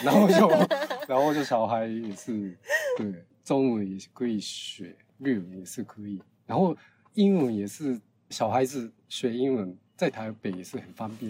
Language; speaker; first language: Chinese; non-native, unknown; Japanese